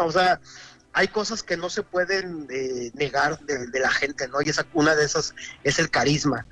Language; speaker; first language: Spanish; native; Spanish